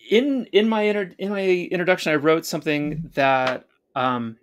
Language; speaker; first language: English; native; English